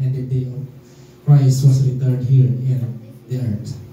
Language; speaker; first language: English; non-native, local second language; Filipino